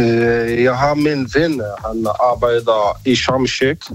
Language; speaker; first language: Danish; non-native, learner; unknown